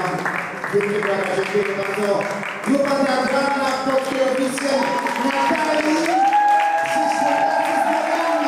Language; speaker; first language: Polish; native; Polish